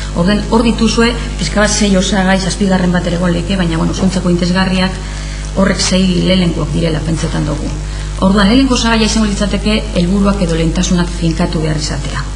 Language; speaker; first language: Basque; native; Basque